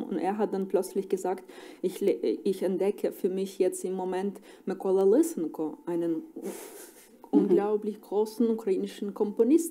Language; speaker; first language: German; non-native, fluent; Ukrainian